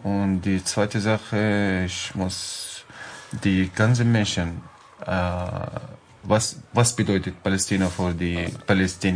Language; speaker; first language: German; non-native, learner; Arabic